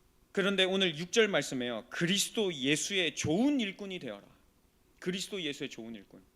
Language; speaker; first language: Korean; native; Korean